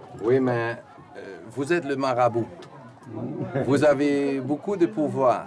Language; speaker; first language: French; non-native, fluent; Dutch